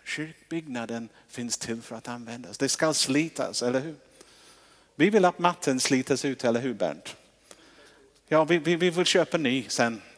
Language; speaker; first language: Swedish; non-native, fluent; English